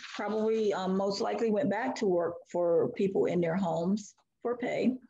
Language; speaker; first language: English; native; English